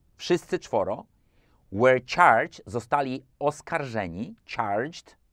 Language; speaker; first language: English; non-native, fluent; Polish